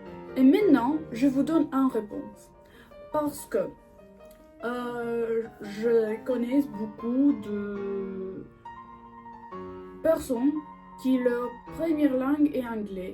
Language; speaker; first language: French; non-native, learner; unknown